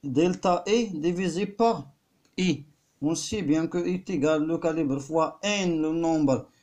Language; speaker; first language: French; non-native, local second language; Arabic